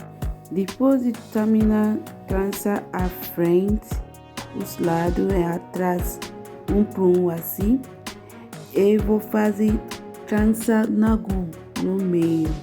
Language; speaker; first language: Portuguese; non-native, learner; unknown